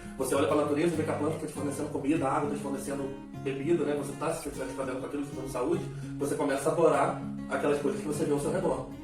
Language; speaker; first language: Portuguese; native; Portuguese